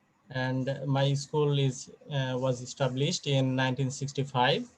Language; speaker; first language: English; non-native, fluent; Bangla